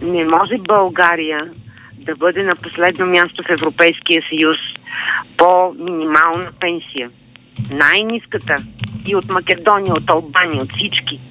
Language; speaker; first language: Bulgarian; native; Bulgarian